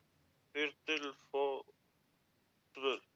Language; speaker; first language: German; non-native, learner; Macedonian